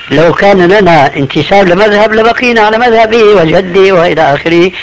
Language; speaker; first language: Arabic; early bilingual, other home language; Albanian